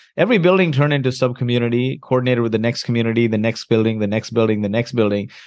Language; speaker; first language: English; early bilingual, heritage; Arabic